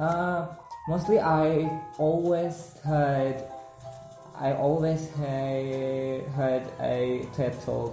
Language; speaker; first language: English; non-native, learner; Indonesian